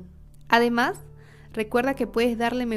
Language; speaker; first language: Spanish; native; Spanish